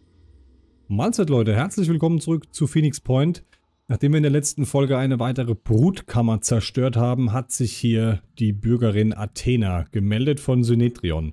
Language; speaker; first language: German; native; German